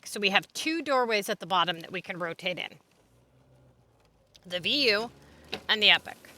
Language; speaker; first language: English; native; English